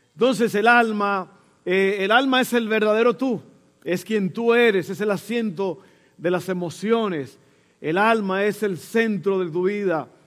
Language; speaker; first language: Spanish; early bilingual, heritage; Spanish